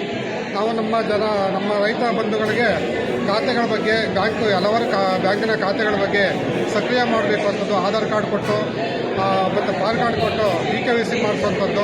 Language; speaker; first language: Kannada; native; Kannada